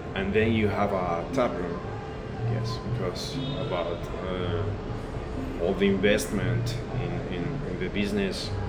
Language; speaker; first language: English; non-native, learner; Spanish